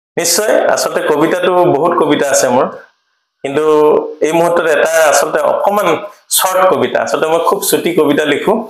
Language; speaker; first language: Assamese; native; Assamese